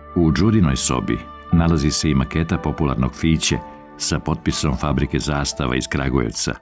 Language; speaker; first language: Bosnian; native; Bosnian